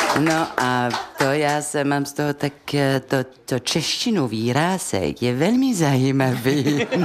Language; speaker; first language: Czech; non-native, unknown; French